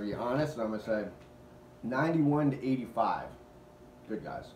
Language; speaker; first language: English; native; English